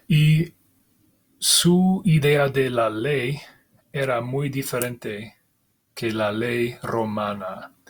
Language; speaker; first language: Spanish; non-native, fluent; English